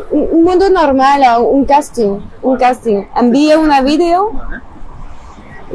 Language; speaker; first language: Spanish; non-native, fluent; French